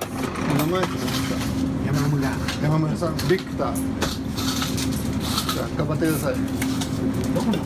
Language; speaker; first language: Japanese; non-native, learner; English